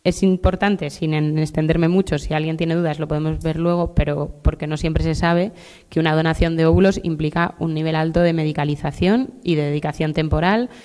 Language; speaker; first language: Spanish; native; Spanish